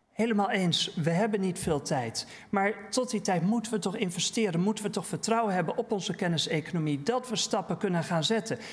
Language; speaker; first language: Dutch; native; Dutch